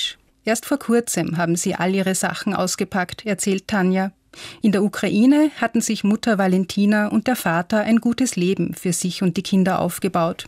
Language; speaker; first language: German; native; German